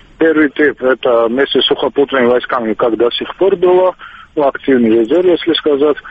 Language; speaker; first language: Russian; non-native, local second language; Georgian